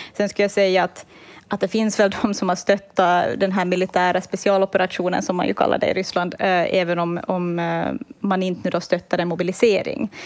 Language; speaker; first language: Swedish; native; Swedish